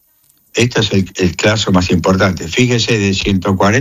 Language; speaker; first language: Spanish; native; Spanish